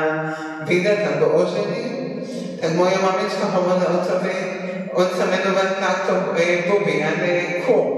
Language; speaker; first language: Slovak; early bilingual, heritage; Slovak